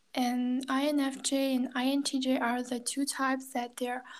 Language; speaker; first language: English; non-native, learner; Kazakh